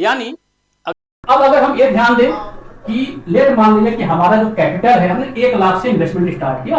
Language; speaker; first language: Hindi; native; Hindi